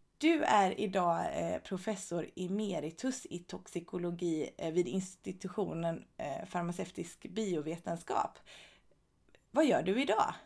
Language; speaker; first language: Swedish; native; Swedish